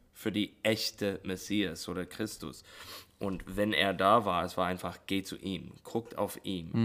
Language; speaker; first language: German; non-native, learner; English